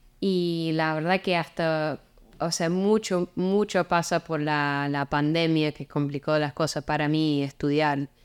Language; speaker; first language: Spanish; non-native, fluent; English